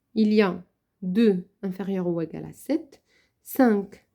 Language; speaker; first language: French; non-native, local second language; Arabic